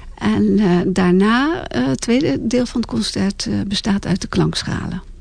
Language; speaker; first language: Dutch; native; Dutch